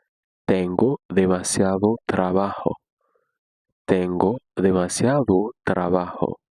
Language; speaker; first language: Spanish; non-native, learner; Haitian Creole